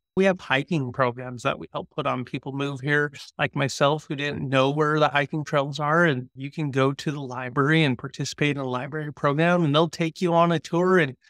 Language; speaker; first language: English; native; English